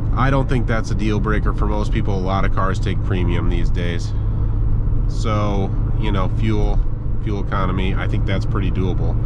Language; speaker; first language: English; native; English